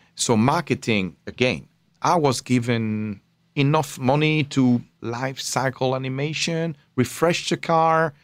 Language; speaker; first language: English; non-native, fluent; French